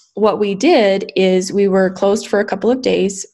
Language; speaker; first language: English; native; English